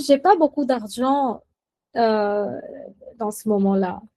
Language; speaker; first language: French; non-native, fluent; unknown